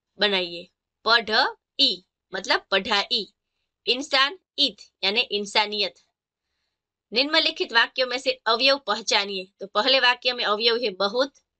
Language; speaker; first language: Hindi; non-native, local second language; Gujarati